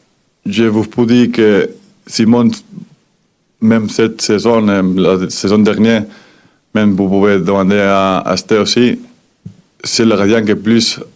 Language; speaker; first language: French; non-native, fluent; Spanish